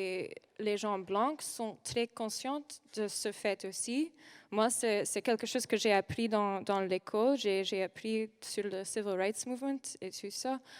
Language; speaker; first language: French; non-native, learner; English